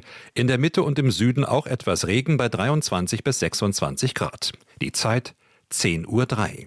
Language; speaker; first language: German; native; German